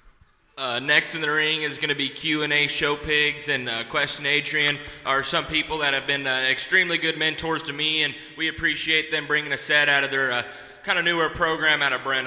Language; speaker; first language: English; native; English